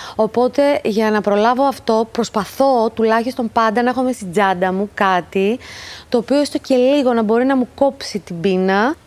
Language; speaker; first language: Greek; native; Greek